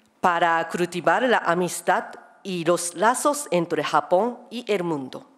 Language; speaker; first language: Spanish; non-native, fluent; Japanese